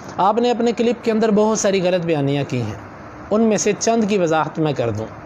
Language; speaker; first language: Urdu; non-native, local second language; Punjabi